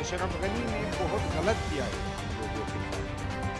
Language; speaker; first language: Hindi; non-native, fluent; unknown